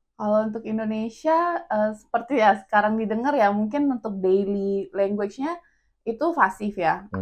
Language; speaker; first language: Indonesian; non-native, local second language; Tetum